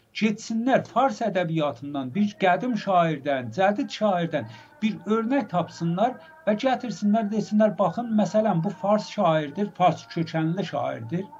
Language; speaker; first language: Azerbaijani; native; Azerbaijani